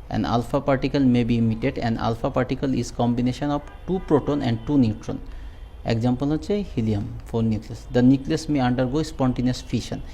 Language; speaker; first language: English; non-native, local second language; Bangla